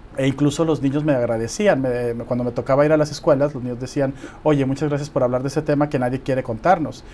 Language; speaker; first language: Spanish; native; Spanish